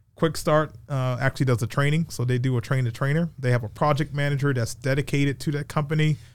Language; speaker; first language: English; native; English